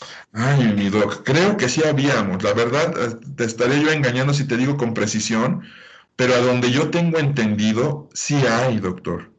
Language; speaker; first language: Spanish; native; Spanish